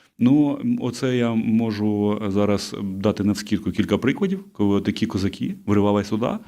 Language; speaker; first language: Ukrainian; native; Ukrainian